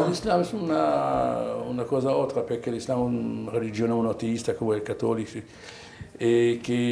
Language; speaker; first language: Italian; non-native, learner; Arabic